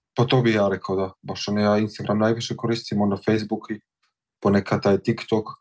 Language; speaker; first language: Serbian; early bilingual, heritage; Croatian